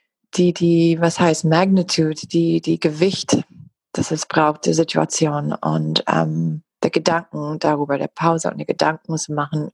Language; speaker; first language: German; non-native, fluent; English